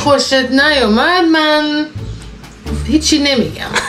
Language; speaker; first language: Persian; non-native, learner; Norwegian